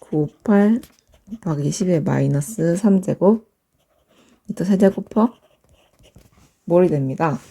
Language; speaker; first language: Korean; native; Korean